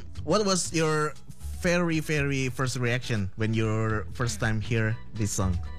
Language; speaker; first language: English; non-native, fluent; Indonesian